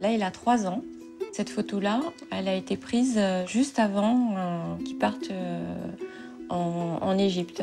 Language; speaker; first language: French; native; French